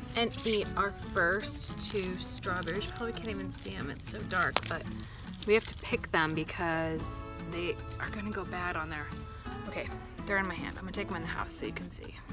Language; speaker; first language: English; native; English